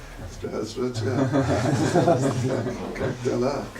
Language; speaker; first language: Russian; non-native, learner; English